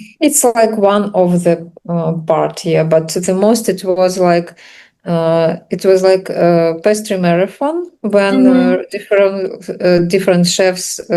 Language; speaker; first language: English; non-native, learner; Russian